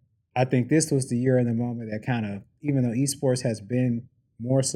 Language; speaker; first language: English; native; English